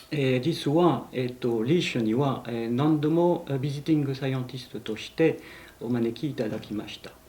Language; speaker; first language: Japanese; non-native, fluent; French